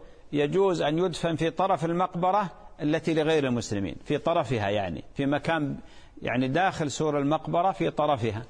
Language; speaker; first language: Arabic; native; Arabic